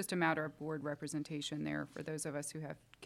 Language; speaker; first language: English; native; English